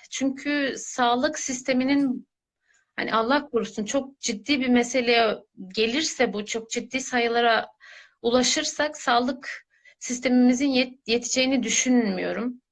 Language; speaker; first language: Turkish; native; Turkish